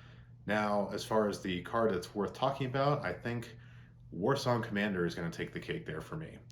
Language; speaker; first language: English; native; English